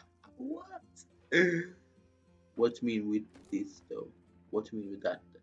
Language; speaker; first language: English; non-native, fluent; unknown